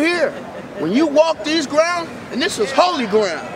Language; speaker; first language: English; native; English